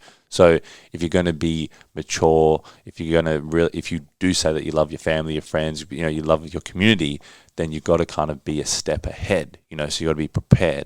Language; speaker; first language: English; native; English